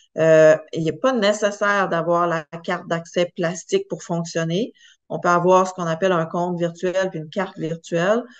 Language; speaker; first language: French; native; French